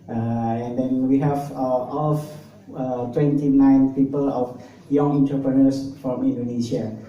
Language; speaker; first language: English; non-native, learner; Indonesian